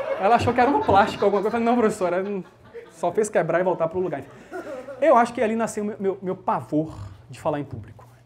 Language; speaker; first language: Portuguese; early bilingual, heritage; Portuguese